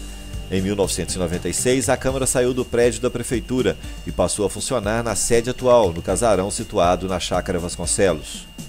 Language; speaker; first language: Portuguese; native; Portuguese